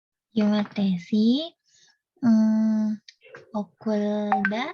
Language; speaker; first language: Turkish; non-native, learner; Indonesian